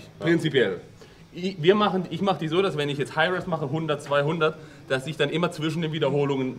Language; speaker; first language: German; native; German